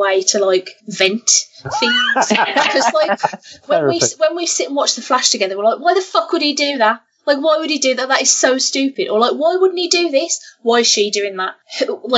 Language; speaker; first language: English; native; English